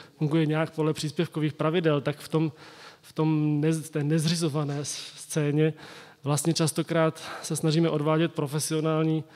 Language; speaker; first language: Czech; native; Czech